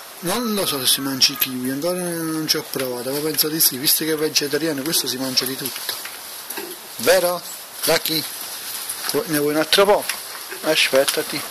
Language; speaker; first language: Italian; non-native, local second language; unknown